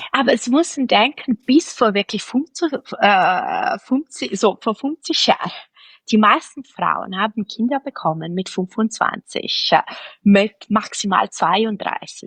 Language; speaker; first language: German; non-native, fluent; Italian